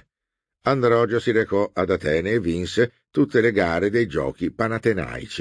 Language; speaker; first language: Italian; native; Italian